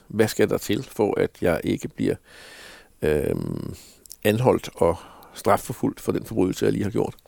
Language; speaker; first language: Danish; native; Danish